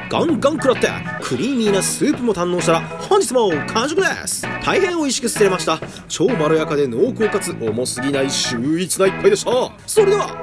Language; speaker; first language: Japanese; native; Japanese